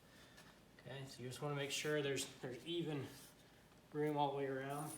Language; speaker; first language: English; native; English